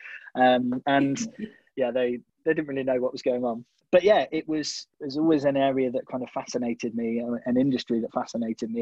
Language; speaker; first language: English; native; English